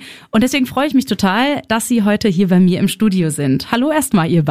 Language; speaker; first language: German; native; German